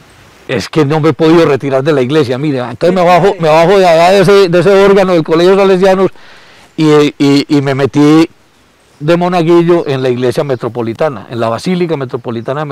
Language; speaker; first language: Spanish; native; Spanish